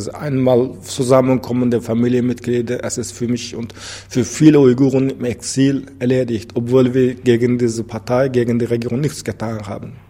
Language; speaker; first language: German; non-native, fluent; Uyghur